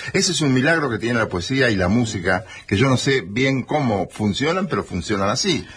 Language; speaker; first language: Spanish; native; Spanish